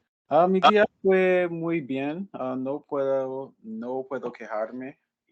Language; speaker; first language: Spanish; non-native, learner; English